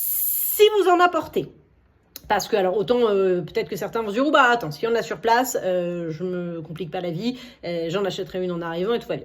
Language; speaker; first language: French; native; French